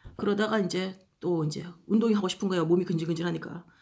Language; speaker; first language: Korean; native; Korean